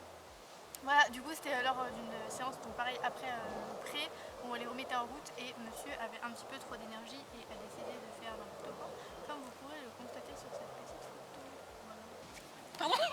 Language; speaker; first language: French; native; French